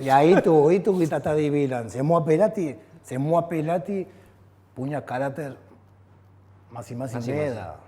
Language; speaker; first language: Indonesian; non-native, fluent; Spanish